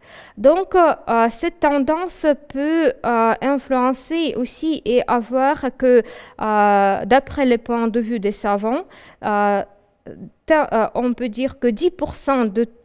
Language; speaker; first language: French; non-native, fluent; Russian